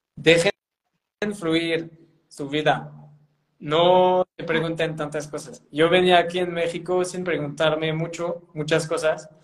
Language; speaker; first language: Spanish; non-native, fluent; French